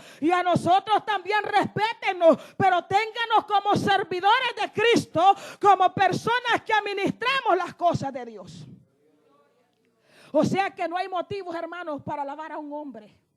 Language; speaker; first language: Spanish; native; Spanish